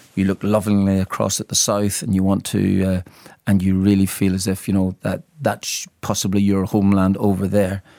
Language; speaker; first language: English; native; English